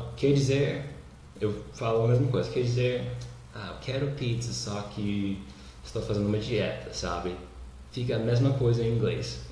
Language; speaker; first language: Portuguese; non-native, fluent; English